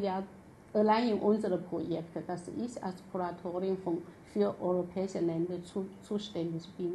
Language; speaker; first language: German; non-native, fluent; Chinese